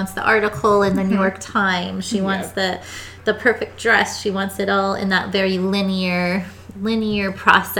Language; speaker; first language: English; native; English